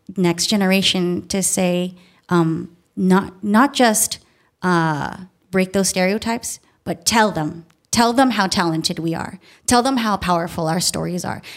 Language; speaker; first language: English; early bilingual, other home language; Filipino